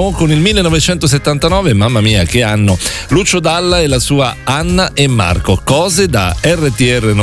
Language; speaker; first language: Italian; native; Italian